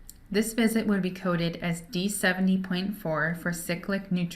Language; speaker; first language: English; native; English